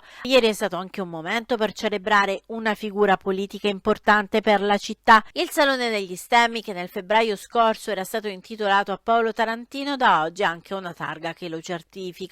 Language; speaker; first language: Italian; native; Italian